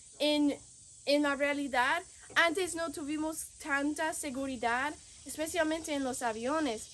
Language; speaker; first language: Spanish; non-native, fluent; English